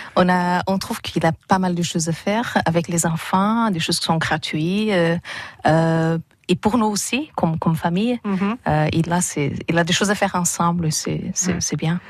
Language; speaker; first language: French; non-native, learner; Portuguese